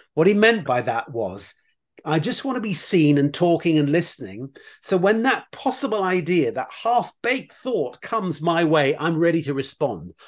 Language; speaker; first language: English; native; English